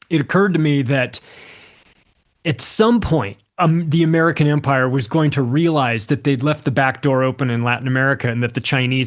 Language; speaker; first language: English; native; English